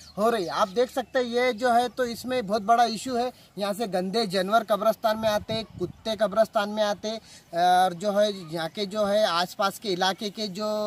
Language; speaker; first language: Hindi; non-native, local second language; Urdu